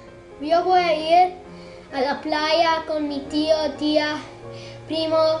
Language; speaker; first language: Spanish; non-native, learner; English